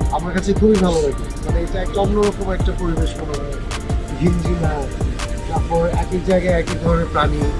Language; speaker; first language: Bangla; native; Bangla